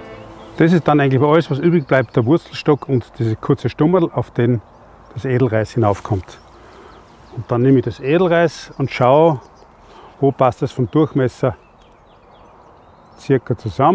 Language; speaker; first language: German; native; German